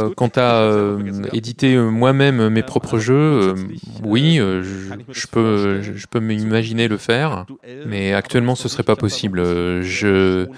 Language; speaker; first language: French; non-native, fluent; German